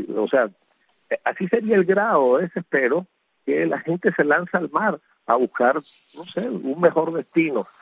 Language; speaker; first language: Spanish; native; Spanish